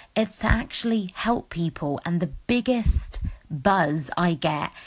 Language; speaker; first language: English; native; English